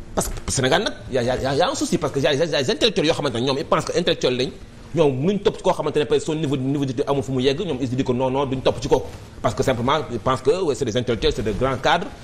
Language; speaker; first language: Wolof; non-native, local second language; Fula